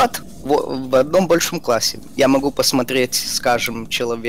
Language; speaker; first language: Russian; early bilingual, heritage; Russian